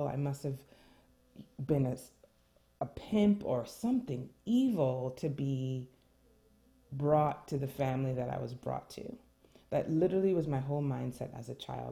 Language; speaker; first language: English; early bilingual, other home language; French